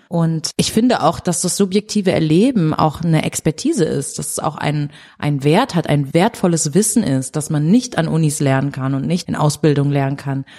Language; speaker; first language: German; early bilingual, other home language; Portuguese